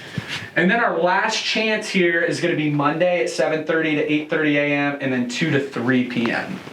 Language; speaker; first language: English; native; English